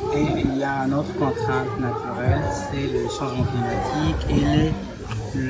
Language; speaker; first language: French; non-native, fluent; Arabic